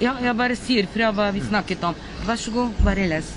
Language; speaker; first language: Norwegian; non-native, fluent; Bulgarian